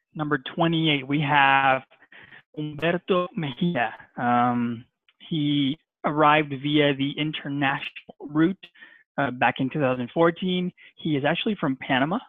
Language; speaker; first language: English; non-native, fluent; Spanish